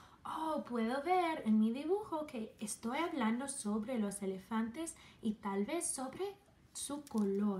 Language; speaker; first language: Spanish; non-native, fluent; English